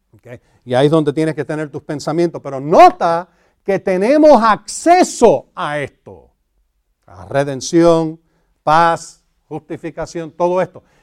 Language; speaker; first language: Spanish; early bilingual, heritage; Spanish